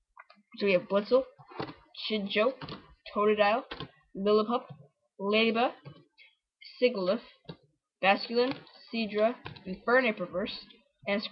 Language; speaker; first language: English; native; English